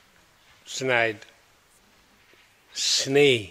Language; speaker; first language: German; non-native, learner; Hindi